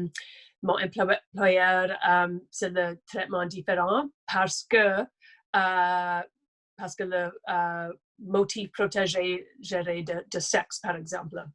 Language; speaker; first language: French; non-native, local second language; English